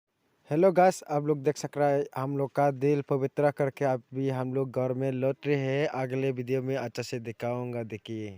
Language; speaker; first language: Hindi; non-native, local second language; Chakma